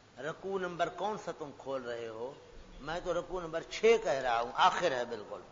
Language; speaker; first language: Urdu; non-native, local second language; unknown